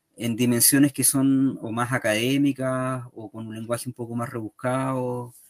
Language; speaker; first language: Spanish; native; Spanish